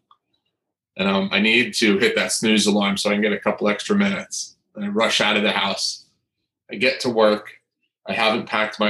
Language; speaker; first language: English; native; English